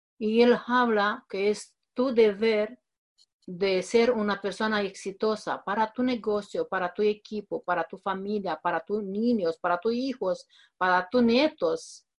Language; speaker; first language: Spanish; non-native, fluent; Romanian